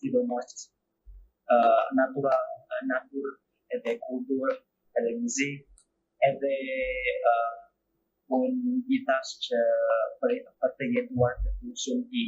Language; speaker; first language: Albanian; non-native, learner; Indonesian